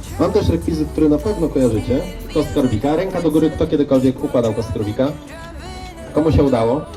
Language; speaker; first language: Polish; native; Polish